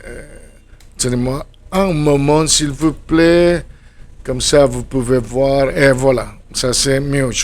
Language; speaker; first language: French; non-native, fluent; Spanish